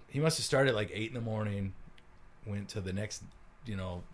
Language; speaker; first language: English; native; English